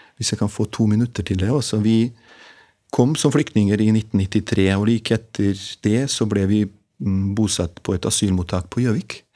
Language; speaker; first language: Norwegian; non-native, fluent; Bosnian